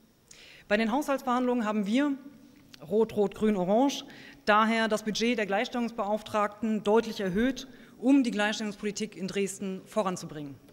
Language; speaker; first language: German; native; German